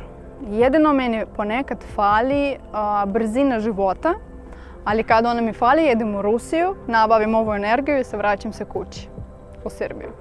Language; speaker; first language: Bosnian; non-native, learner; Russian